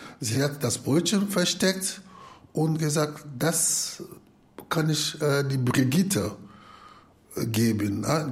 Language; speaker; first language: German; non-native, fluent; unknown